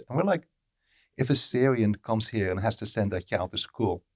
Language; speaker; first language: English; non-native, fluent; Dutch